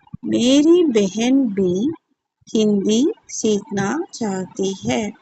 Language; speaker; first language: Hindi; non-native, local second language; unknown